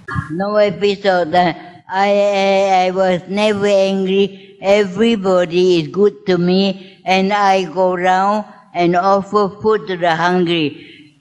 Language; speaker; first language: English; non-native, fluent; Min Nan Chinese